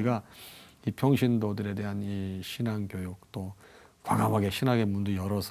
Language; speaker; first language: Korean; native; Korean